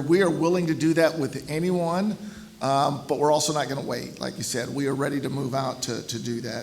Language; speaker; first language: English; native; English